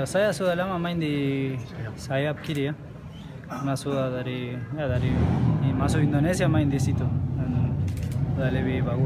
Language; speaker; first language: Indonesian; non-native, learner; Spanish